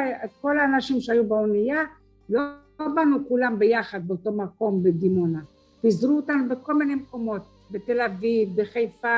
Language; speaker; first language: Hebrew; early bilingual, other home language; French